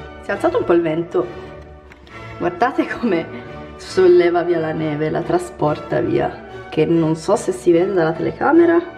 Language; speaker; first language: Italian; native; Italian